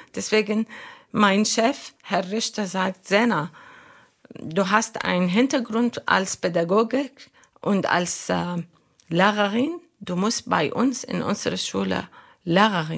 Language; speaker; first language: German; non-native, learner; Arabic